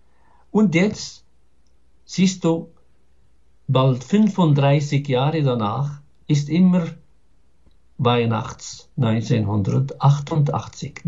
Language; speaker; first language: German; non-native, fluent; Arabic